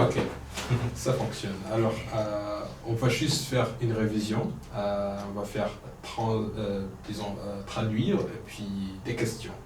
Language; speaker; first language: French; non-native, fluent; Polish